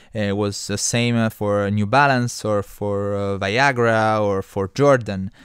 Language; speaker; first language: English; non-native, fluent; Italian